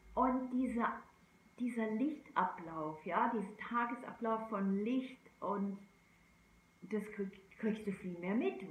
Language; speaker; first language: German; non-native, fluent; English